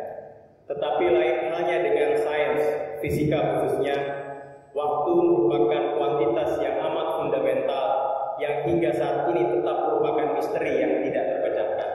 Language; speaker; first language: Indonesian; native; Indonesian